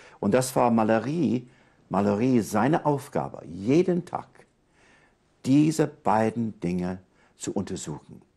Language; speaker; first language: German; non-native, fluent; English